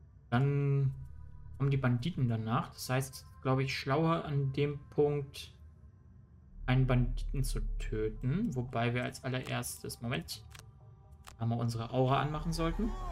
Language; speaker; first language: German; native; German